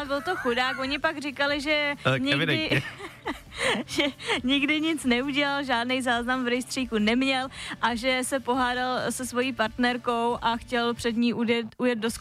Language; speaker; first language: Czech; native; Czech